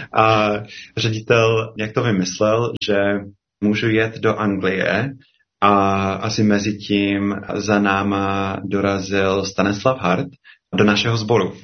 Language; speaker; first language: Czech; non-native, fluent; English